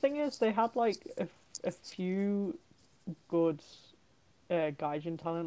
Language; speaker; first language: English; native; English